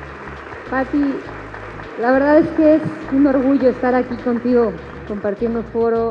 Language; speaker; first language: Spanish; native; Spanish